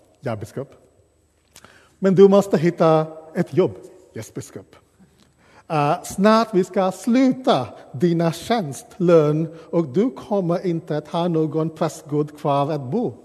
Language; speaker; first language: Swedish; non-native, fluent; English